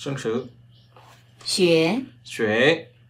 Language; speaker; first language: Chinese; non-native, learner; Vietnamese